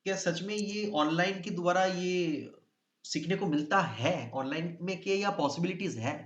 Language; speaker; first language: Hindi; non-native, local second language; Bangla